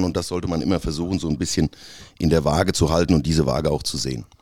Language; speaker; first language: German; native; German